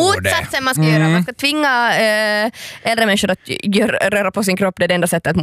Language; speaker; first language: Swedish; native; Swedish